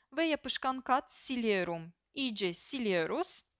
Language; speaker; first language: Turkish; non-native, fluent; Russian